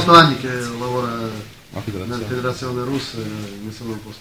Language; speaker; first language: Italian; non-native, learner; Russian